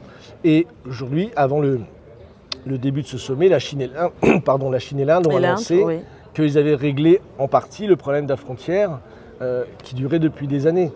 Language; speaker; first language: French; native; French